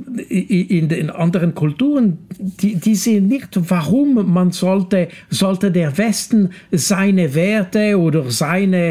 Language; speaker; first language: German; non-native, local second language; French